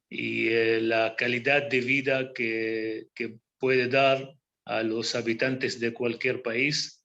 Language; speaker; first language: Spanish; non-native, fluent; Hebrew